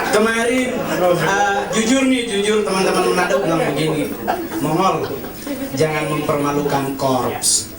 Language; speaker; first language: Indonesian; native; Indonesian